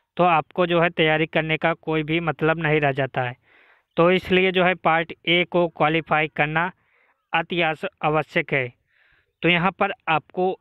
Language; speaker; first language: Hindi; native; Hindi